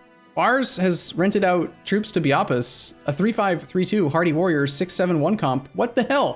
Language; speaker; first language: English; native; English